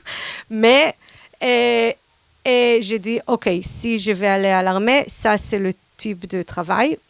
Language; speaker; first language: French; non-native, fluent; Hebrew